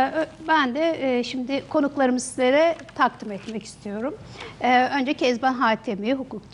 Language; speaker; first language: Turkish; native; Turkish